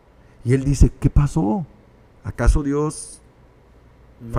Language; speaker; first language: Spanish; native; Spanish